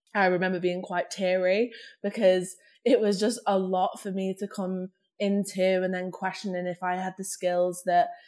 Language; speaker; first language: English; native; English